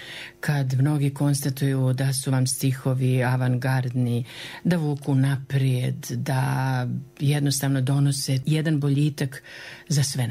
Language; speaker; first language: Serbian; native; Serbian